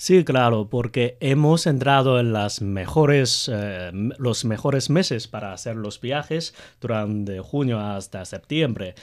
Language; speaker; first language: Spanish; non-native, fluent; Chinese